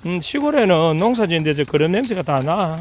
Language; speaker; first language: Korean; native; Korean